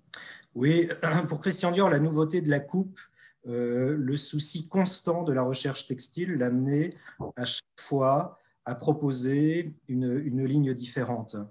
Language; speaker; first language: French; native; French